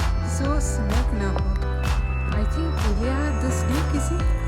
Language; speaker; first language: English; non-native, local second language; Hindi